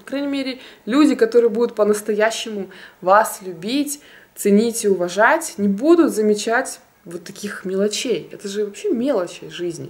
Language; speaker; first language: Russian; native; Russian